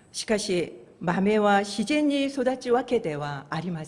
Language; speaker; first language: Japanese; non-native, fluent; Korean